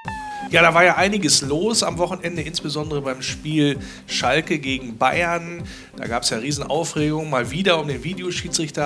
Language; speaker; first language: German; native; German